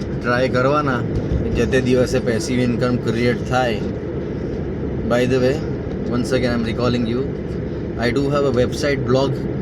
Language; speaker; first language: Gujarati; non-native, local second language; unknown